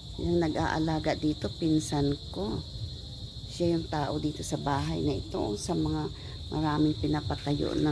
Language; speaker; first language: Filipino; non-native, local second language; Hiligaynon